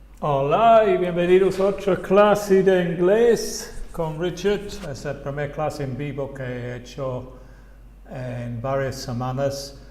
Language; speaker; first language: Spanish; non-native, fluent; English